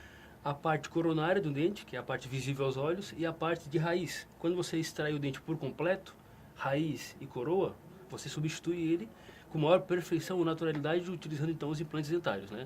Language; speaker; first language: Portuguese; native; Portuguese